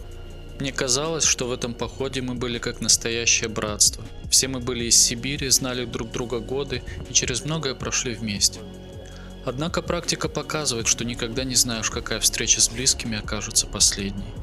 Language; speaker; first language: Russian; native; Russian